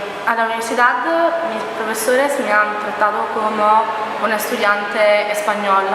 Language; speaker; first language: Spanish; non-native, learner; Italian